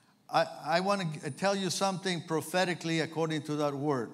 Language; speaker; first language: English; early bilingual, other home language; Spanish